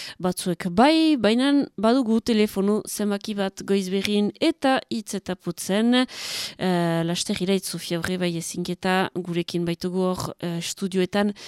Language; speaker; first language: Basque; native; Basque